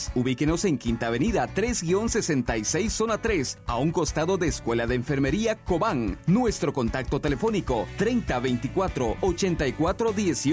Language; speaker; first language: Spanish; native; Spanish